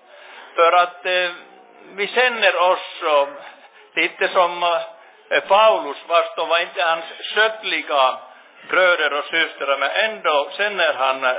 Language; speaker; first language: Swedish; non-native, local second language; Finnish